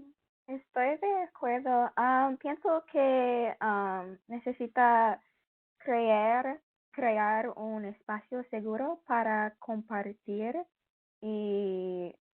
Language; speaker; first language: Spanish; non-native, learner; English